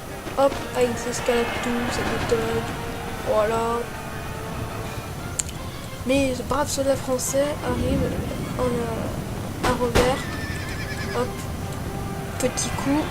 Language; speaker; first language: French; native; French